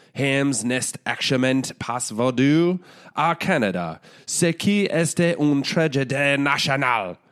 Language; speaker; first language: French; non-native, learner; English